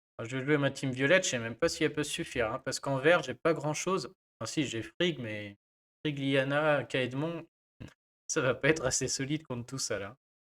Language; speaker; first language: French; native; French